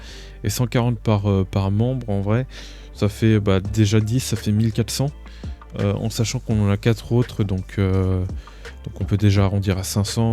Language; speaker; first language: French; native; French